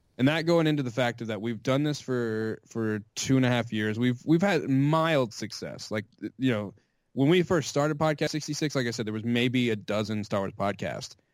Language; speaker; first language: English; native; English